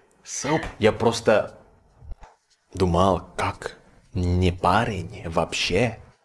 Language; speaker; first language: Russian; non-native, learner; Indonesian